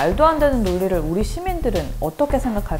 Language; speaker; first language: Korean; native; Korean